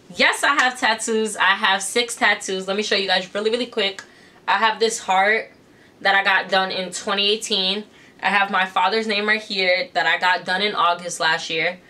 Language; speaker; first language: English; native; English